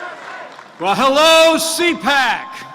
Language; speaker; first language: English; native; English